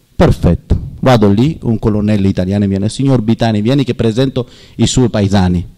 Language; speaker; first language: Italian; non-native, learner; Persian